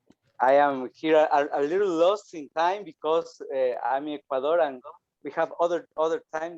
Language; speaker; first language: English; non-native, learner; Spanish